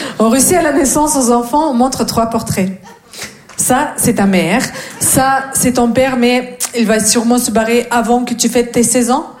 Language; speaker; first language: French; non-native, fluent; Russian